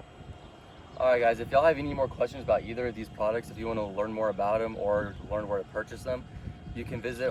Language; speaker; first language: English; native; English